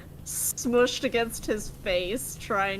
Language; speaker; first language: English; native; English